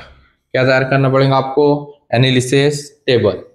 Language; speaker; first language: Hindi; non-native, local second language; Marathi